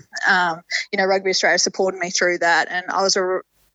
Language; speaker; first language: English; native; English